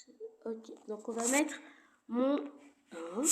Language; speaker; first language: French; native; French